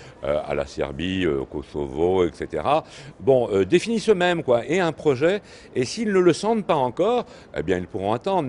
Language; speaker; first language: French; native; French